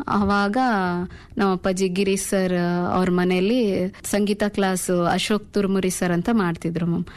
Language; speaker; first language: Kannada; non-native, local second language; Urdu